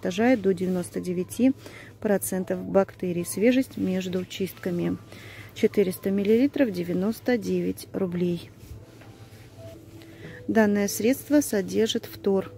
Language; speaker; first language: Russian; native; Russian